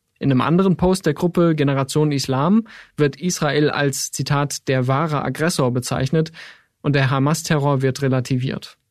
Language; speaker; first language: German; native; German